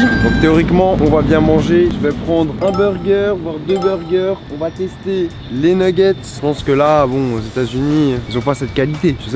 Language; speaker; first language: French; native; French